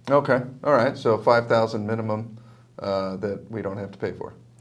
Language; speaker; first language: English; native; English